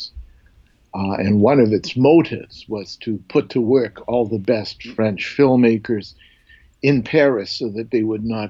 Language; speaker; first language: English; native; English